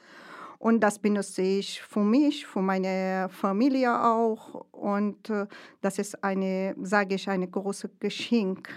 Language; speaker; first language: German; non-native, fluent; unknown